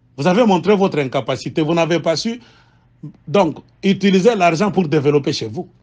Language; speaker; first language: French; non-native, local second language; Swahili